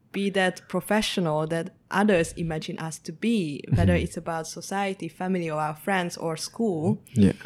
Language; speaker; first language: English; early bilingual, heritage; Hungarian